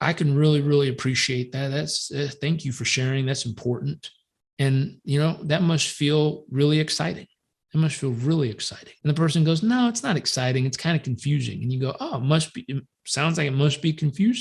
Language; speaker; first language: English; native; English